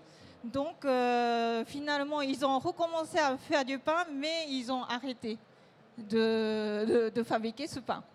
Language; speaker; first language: French; non-native, fluent; Japanese